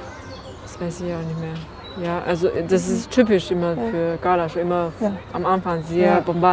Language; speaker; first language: German; non-native, learner; Chinese